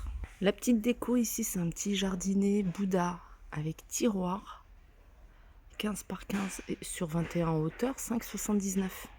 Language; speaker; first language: French; native; French